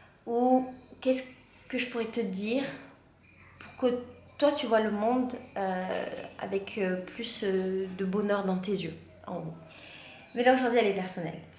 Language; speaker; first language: French; native; French